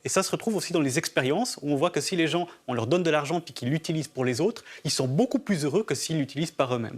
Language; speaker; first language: French; native; French